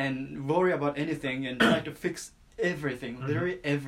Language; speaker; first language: English; non-native, fluent; Japanese